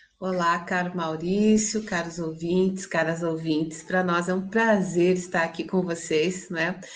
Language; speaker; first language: Portuguese; non-native, local second language; Kabuverdianu